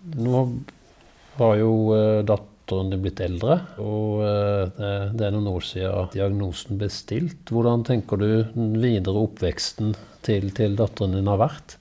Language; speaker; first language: Norwegian; native; Norwegian